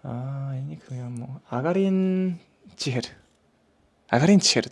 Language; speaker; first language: Mongolian; non-native, learner; Japanese